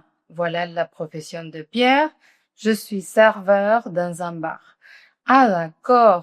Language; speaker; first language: French; non-native, fluent; Spanish